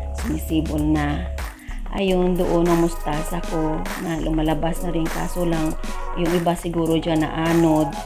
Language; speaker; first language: Filipino; non-native, local second language; Hiligaynon